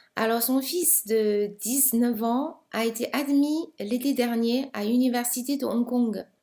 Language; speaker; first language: French; non-native, fluent; Chinese